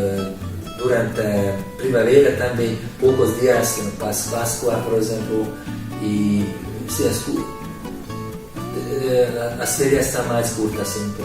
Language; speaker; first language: Portuguese; non-native, learner; Hungarian